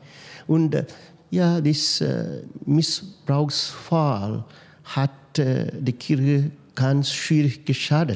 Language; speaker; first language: German; non-native, fluent; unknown